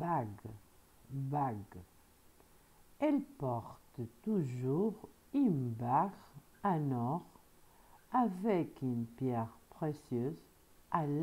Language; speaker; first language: French; non-native, fluent; Spanish